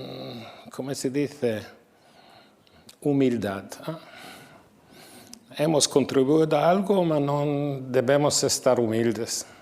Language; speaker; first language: Spanish; non-native, fluent; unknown